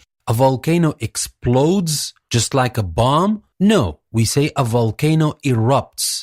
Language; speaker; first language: English; non-native, fluent; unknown